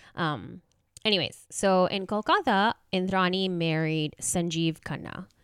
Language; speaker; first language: English; non-native, local second language; Hindi